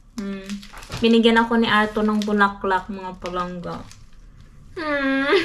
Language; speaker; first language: Filipino; non-native, local second language; Hiligaynon